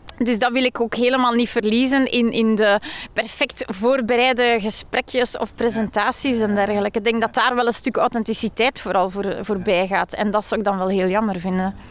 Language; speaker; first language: Dutch; native; Dutch